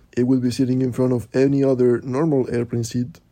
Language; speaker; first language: English; non-native, fluent; Spanish